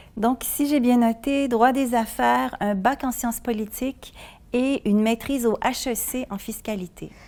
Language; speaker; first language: French; native; French